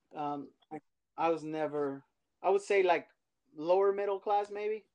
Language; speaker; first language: English; early bilingual, other home language; Spanish